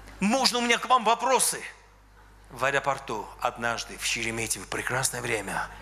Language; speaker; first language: Russian; non-native, local second language; Armenian